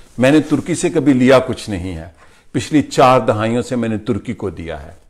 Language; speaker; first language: Urdu; non-native, local second language; Punjabi